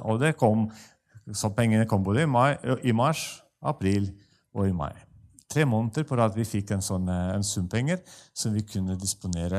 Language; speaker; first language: Norwegian; non-native, fluent; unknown